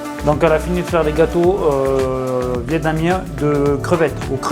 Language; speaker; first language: French; native; French